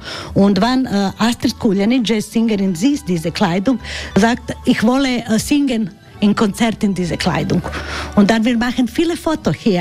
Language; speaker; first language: German; non-native, learner; Croatian